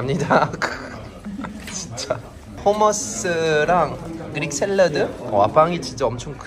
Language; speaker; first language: Korean; non-native, fluent; French